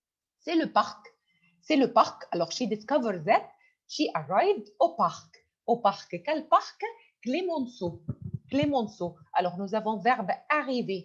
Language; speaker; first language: French; non-native, fluent; Arabic